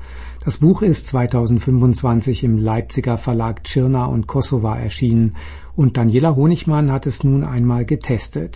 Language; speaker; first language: German; native; German